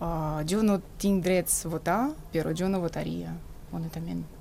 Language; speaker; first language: Catalan; non-native, fluent; Russian